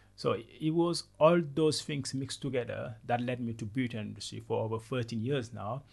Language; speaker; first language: English; non-native, fluent; Wolof